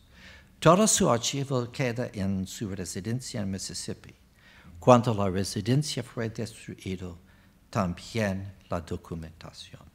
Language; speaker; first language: Spanish; non-native, fluent; English